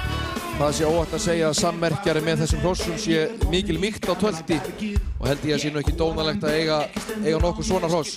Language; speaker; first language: Icelandic; native; Icelandic